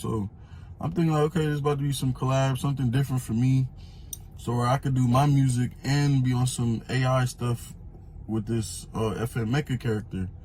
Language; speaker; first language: English; native; English